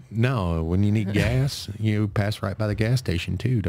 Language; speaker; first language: English; native; English